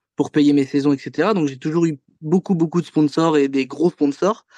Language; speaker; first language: French; native; French